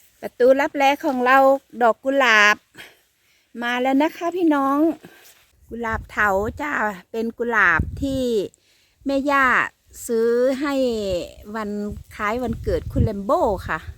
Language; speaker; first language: Thai; native; Thai